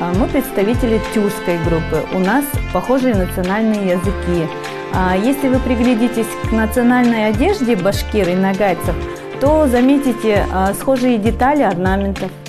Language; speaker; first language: Russian; non-native, local second language; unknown